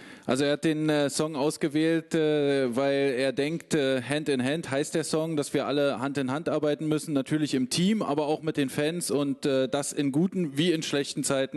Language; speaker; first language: German; native; German